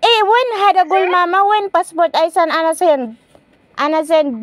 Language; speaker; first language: Arabic; non-native, learner; Filipino